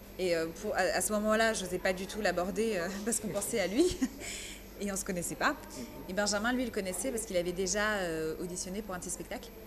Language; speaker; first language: French; early bilingual, other home language; Persian